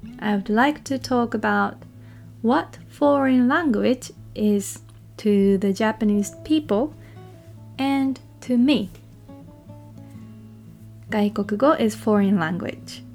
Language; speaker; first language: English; non-native, fluent; Japanese